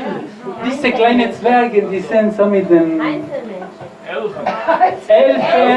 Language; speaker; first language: German; non-native, learner; Spanish